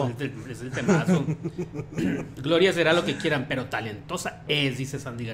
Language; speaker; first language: Spanish; native; Spanish